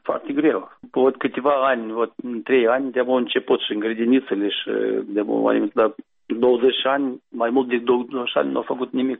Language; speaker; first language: Romanian; non-native, local second language; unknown